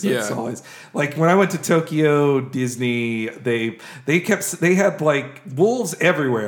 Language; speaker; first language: English; native; English